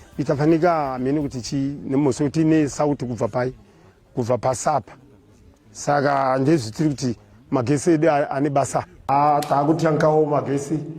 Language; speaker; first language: Shona; non-native, local second language; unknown